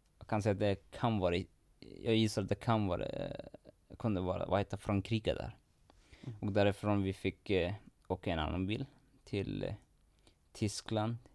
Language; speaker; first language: Swedish; non-native, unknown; Persian